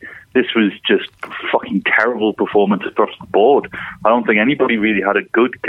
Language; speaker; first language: English; native; English